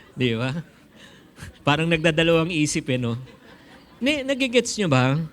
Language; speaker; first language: Filipino; native; Filipino